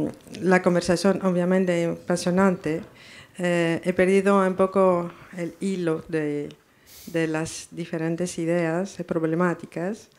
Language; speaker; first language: Spanish; non-native, fluent; French